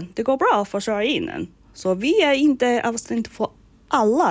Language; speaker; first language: Swedish; non-native, learner; Chinese